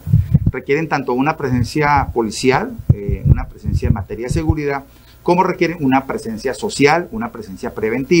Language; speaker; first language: Spanish; native; Spanish